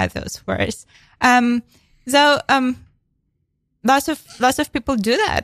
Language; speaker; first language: English; non-native, fluent; Ukrainian